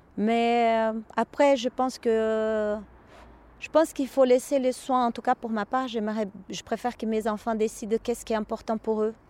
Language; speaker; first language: French; non-native, fluent; Portuguese